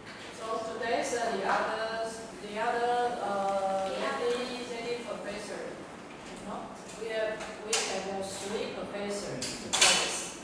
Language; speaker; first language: English; non-native, learner; Chinese